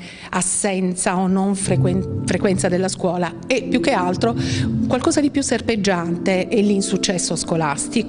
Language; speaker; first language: Italian; native; Italian